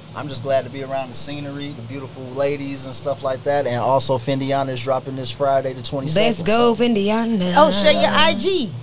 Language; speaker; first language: English; native; English